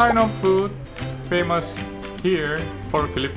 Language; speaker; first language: English; non-native, learner; Korean